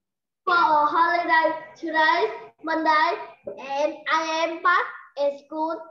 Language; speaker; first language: English; non-native, learner; Vietnamese